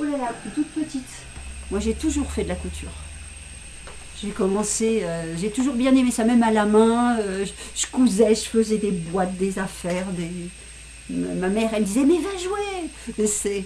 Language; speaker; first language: French; native; French